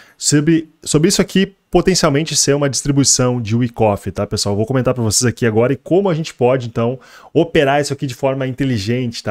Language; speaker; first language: Portuguese; native; Portuguese